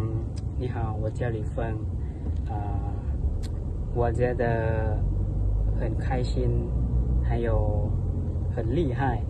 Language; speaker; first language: Chinese; non-native, learner; Lao